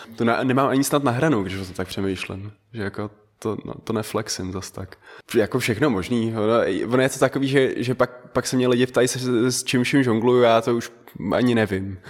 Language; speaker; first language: Czech; early bilingual, other home language; Dutch